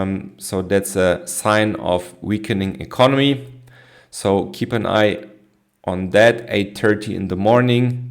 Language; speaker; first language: English; non-native, fluent; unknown